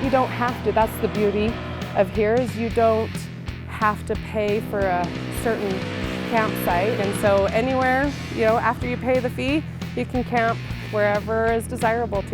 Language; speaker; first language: English; native; English